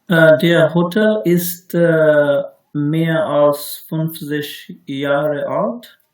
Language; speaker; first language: German; non-native, learner; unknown